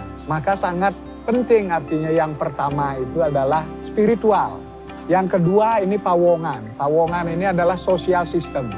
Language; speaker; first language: Indonesian; non-native, local second language; Balinese